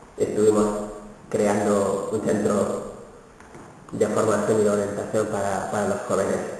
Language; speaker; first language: Spanish; non-native, fluent; Wolof